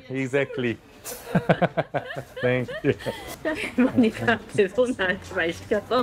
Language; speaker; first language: English; non-native, learner; Korean